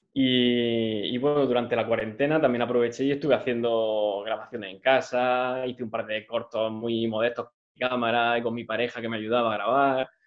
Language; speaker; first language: Spanish; native; Spanish